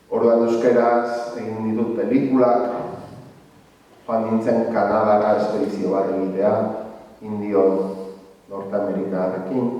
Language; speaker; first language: Basque; non-native, local second language; Spanish